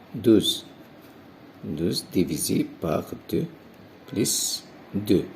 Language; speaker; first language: French; non-native, local second language; Arabic